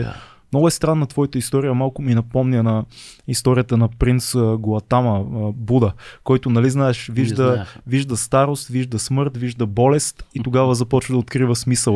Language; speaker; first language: Bulgarian; native; Bulgarian